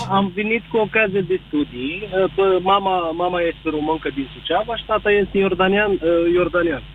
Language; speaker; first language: Romanian; early bilingual, heritage; Arabic